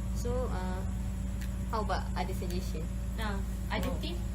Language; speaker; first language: English; non-native, local second language; Malay